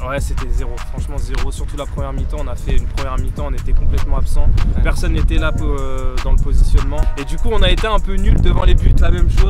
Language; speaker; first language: French; native; French